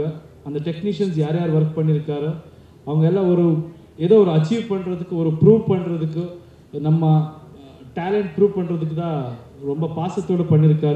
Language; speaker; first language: Tamil; non-native, learner; Kannada